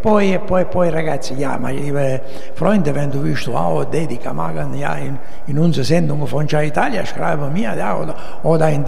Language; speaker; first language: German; non-native, learner; Italian